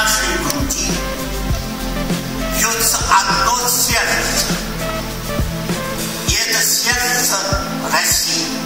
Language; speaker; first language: Russian; early bilingual, heritage; Russian